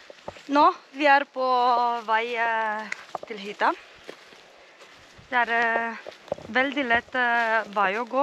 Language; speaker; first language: Norwegian; non-native, fluent; Romanian